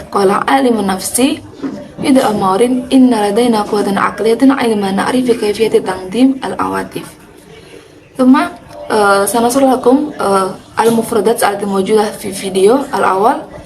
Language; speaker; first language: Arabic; non-native, learner; Indonesian